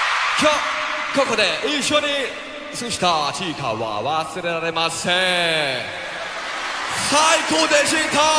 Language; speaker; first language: Japanese; non-native, learner; Korean